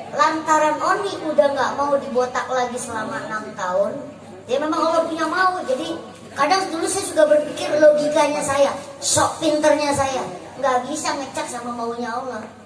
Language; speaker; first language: Indonesian; native; Indonesian